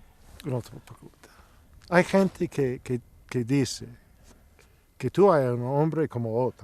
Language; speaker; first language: Spanish; non-native, learner; English